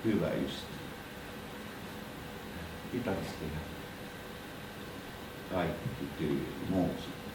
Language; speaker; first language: Finnish; non-native, local second language; Tatar